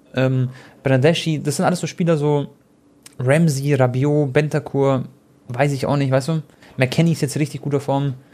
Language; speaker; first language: German; early bilingual, other home language; Croatian